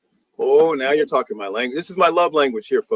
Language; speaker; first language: English; native; English